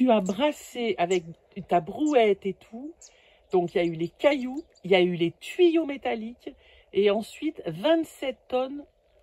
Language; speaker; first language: French; native; French